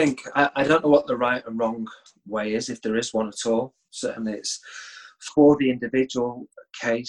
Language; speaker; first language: English; native; English